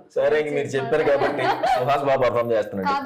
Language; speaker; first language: Telugu; native; Telugu